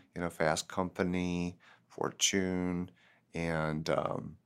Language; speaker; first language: English; non-native, fluent; Turkish